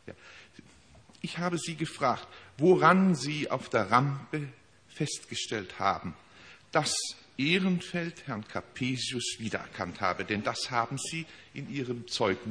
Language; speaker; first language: German; native; German